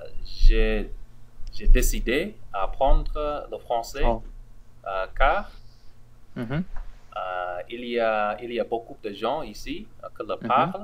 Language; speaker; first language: French; non-native, learner; English